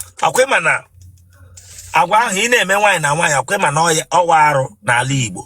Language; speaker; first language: Igbo; native; Igbo